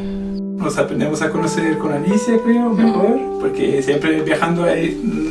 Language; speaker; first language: Spanish; non-native, fluent; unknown